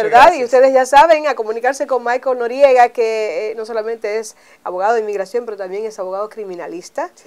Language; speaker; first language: Spanish; native; Spanish